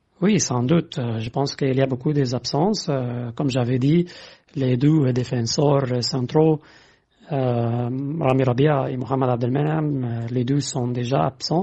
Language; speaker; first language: French; non-native, fluent; Arabic